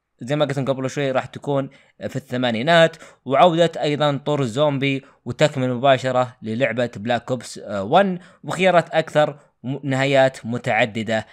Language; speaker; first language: Arabic; native; Arabic